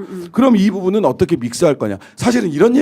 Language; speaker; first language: Korean; native; Korean